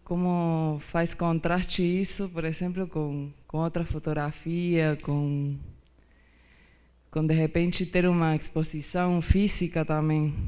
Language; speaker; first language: Portuguese; non-native, fluent; Spanish